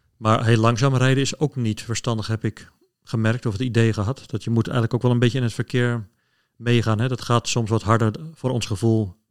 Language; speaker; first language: Dutch; native; Dutch